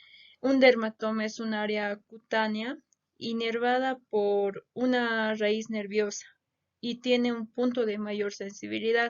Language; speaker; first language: Spanish; native; Spanish